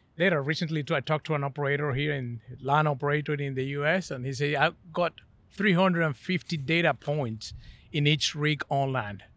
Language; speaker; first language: English; non-native, fluent; Spanish